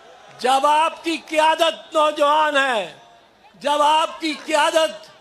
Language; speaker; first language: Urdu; non-native, local second language; Punjabi